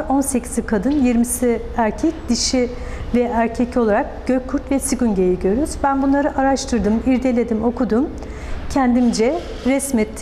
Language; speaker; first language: Turkish; native; Turkish